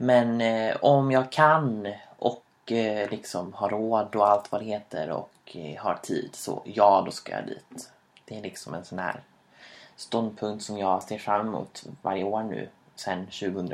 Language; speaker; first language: Swedish; native; Swedish